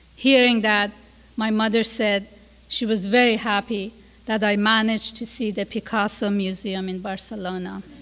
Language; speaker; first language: English; non-native, fluent; Persian